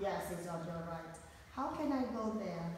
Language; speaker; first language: English; non-native, fluent; Vietnamese